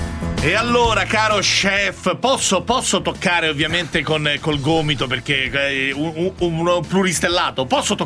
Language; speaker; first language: Italian; native; Italian